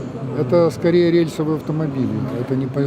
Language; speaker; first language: Russian; native; Russian